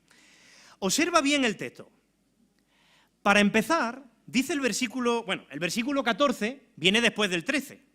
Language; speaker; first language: Spanish; native; Spanish